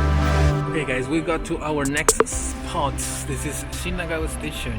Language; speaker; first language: English; non-native, fluent; Spanish